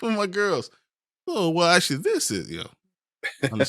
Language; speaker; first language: English; native; English